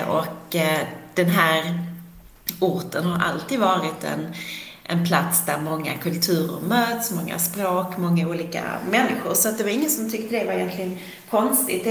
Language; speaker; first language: Swedish; native; Swedish